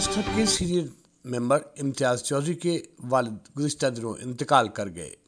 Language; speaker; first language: Urdu; non-native, local second language; Punjabi